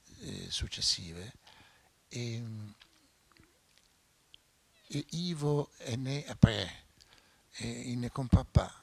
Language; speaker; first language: French; non-native, fluent; Italian